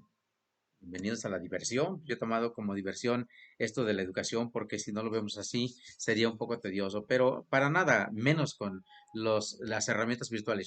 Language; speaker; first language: Spanish; native; Spanish